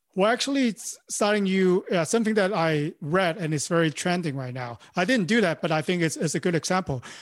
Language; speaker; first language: English; non-native, local second language; Cantonese